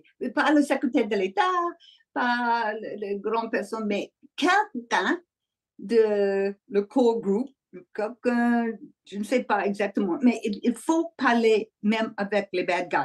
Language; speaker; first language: French; non-native, learner; English